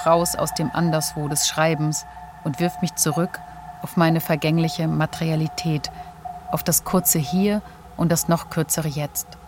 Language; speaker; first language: German; native; German